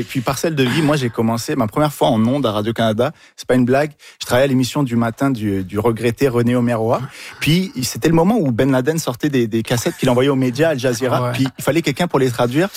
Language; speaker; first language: French; native; French